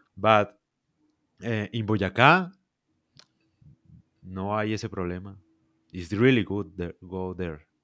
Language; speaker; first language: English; non-native, learner; Spanish